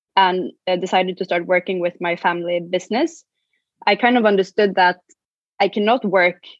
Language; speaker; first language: English; non-native, fluent; Norwegian